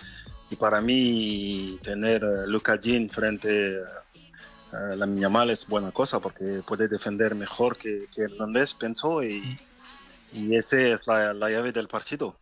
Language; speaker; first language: Spanish; non-native, fluent; French